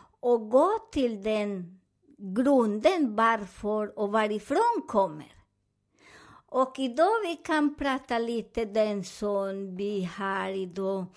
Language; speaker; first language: Swedish; non-native, fluent; Spanish